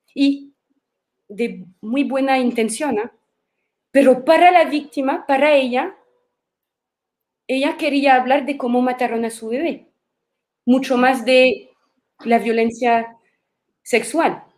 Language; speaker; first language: Spanish; non-native, fluent; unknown